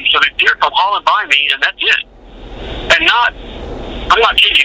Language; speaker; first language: English; native; English